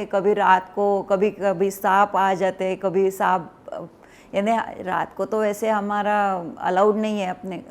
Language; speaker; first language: Hindi; non-native, local second language; Marathi